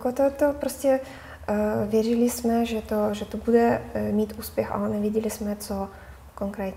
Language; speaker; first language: Czech; non-native, fluent; Russian